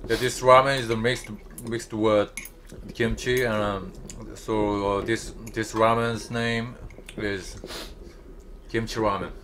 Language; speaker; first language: English; non-native, learner; Korean